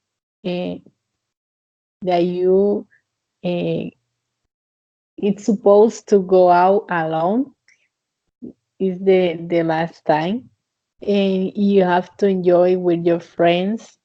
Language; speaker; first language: English; non-native, fluent; Spanish